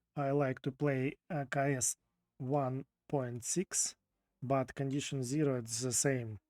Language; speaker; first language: English; non-native, learner; Ukrainian